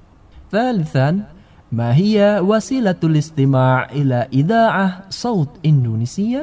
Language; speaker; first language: Arabic; non-native, fluent; Indonesian